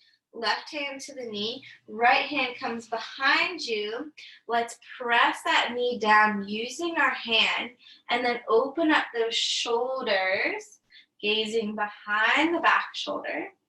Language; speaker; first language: English; native; English